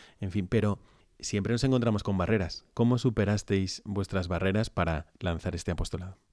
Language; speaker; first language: Spanish; native; Spanish